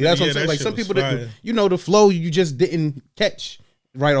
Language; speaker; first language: English; native; English